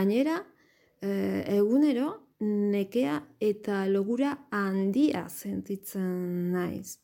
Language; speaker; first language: Basque; non-native, learner; Spanish